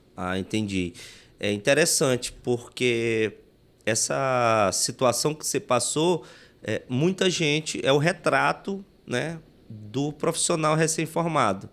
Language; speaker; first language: Portuguese; native; Portuguese